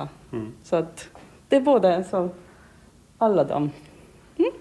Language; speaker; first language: Swedish; non-native, learner; Estonian